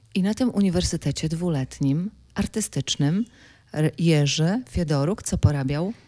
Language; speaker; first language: Polish; native; Polish